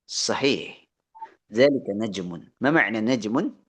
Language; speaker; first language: Arabic; non-native, fluent; Indonesian